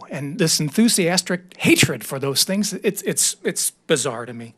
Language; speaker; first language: English; native; English